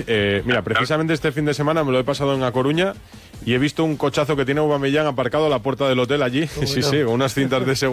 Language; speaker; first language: Spanish; native; Spanish